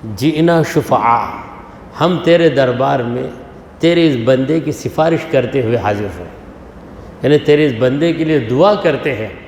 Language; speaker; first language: Urdu; native; Urdu